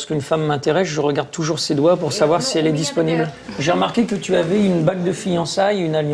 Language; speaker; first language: French; native; French